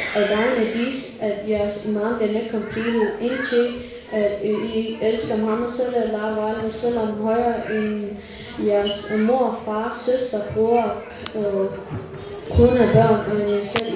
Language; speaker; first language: Danish; early bilingual, other home language; Urdu